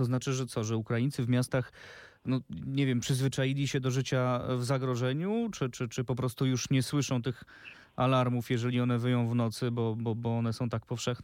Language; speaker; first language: Polish; native; Polish